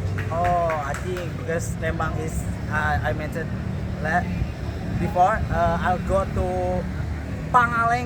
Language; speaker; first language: English; non-native, learner; Indonesian